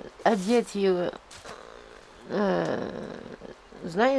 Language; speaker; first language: Russian; non-native, fluent; French